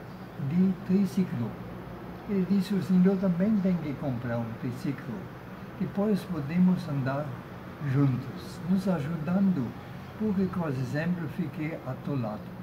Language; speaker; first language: Portuguese; non-native, fluent; German